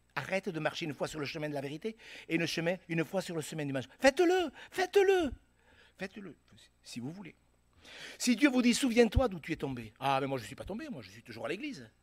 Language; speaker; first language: French; native; French